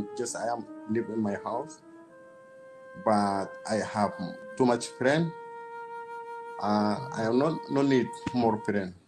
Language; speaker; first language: English; non-native, learner; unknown